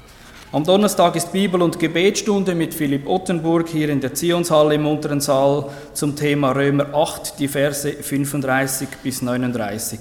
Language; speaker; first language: German; native; German